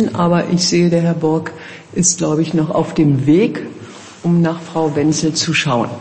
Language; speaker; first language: German; native; German